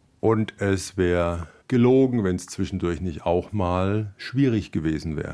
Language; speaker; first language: German; native; German